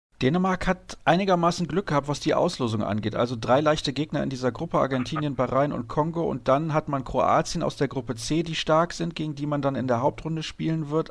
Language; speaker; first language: German; native; German